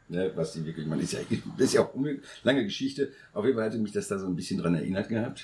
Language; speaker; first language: German; native; German